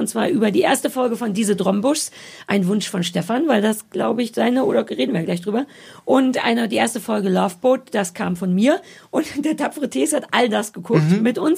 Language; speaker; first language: German; native; German